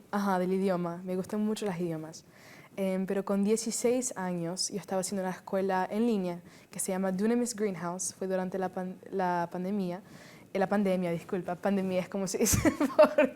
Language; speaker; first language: Spanish; early bilingual, heritage; Spanish